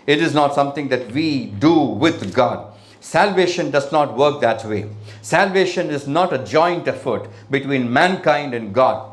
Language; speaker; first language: English; non-native, local second language; Tamil